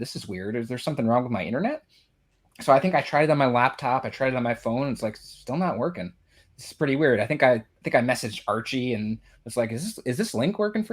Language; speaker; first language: English; native; English